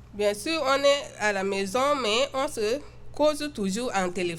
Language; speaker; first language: French; non-native, local second language; Sango